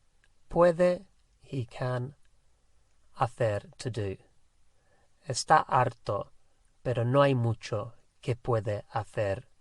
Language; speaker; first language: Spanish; non-native, fluent; English